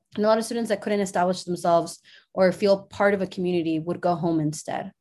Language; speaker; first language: English; early bilingual, other home language; Spanish